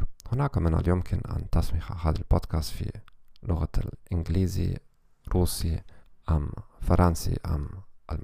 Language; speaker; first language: Arabic; non-native, learner; German